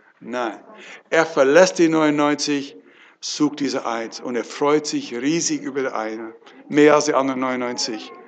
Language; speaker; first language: German; non-native, fluent; English